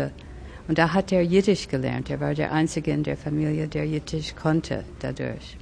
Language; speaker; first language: German; early bilingual, other home language; French